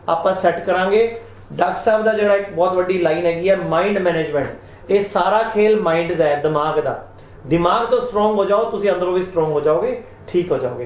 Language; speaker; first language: Hindi; non-native, local second language; Punjabi